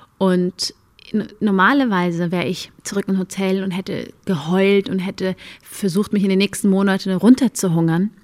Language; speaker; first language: German; early bilingual, other home language; Amharic